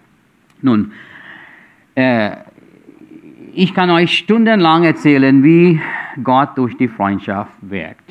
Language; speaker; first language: German; non-native, fluent; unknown